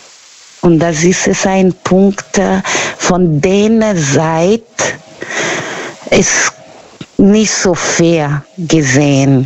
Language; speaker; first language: German; non-native, fluent; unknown